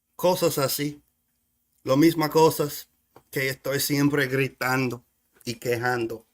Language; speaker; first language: Spanish; non-native, learner; English